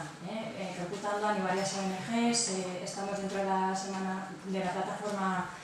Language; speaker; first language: Spanish; non-native, local second language; Basque